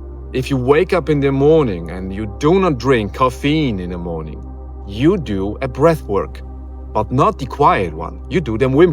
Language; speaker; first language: English; non-native, fluent; Polish